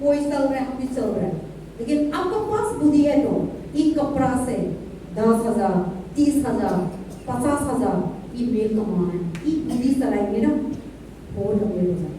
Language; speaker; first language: Hindi; non-native, local second language; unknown